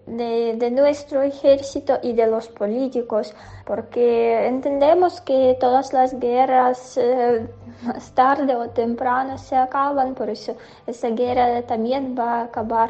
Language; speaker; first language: Spanish; non-native, fluent; Ukrainian